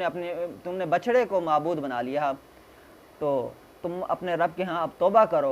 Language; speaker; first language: Urdu; native; Urdu